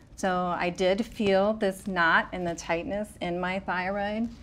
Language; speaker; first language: English; native; English